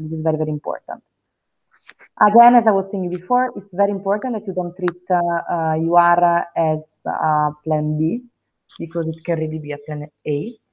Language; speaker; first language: English; non-native, fluent; Italian